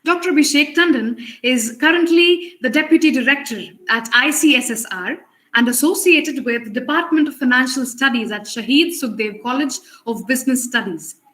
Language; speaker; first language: English; non-native, local second language; Hindi